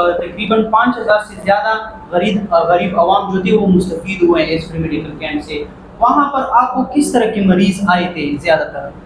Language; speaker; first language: Urdu; non-native, local second language; Pashto